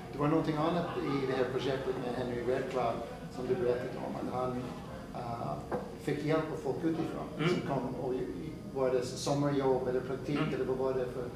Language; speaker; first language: Swedish; non-native, fluent; English